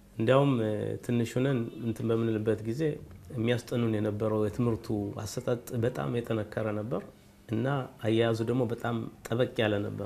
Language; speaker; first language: Amharic; native; Amharic